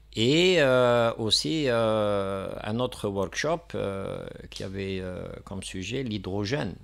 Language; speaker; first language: French; non-native, local second language; Kabyle